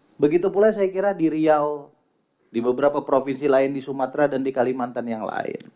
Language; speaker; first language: Indonesian; native; Indonesian